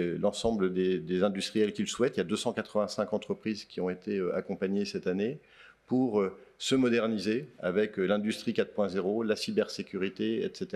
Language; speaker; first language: French; native; French